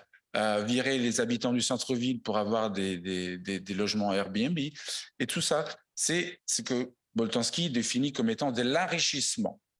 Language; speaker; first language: French; non-native, fluent; Italian